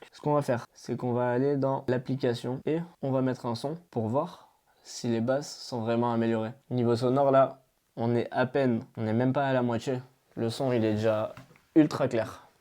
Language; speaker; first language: French; native; French